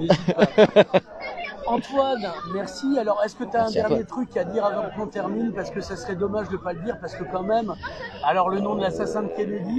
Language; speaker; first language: French; native; French